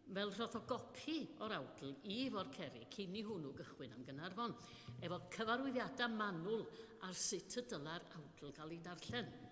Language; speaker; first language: Welsh; native; Welsh